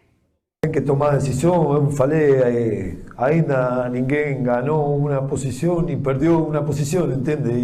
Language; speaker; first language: Portuguese; non-native, fluent; Spanish